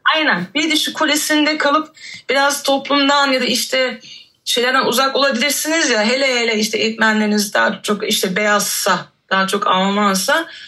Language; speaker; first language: Turkish; early bilingual, heritage; Turkish